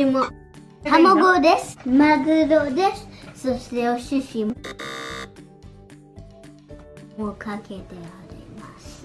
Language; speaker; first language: Japanese; early bilingual, heritage; Japanese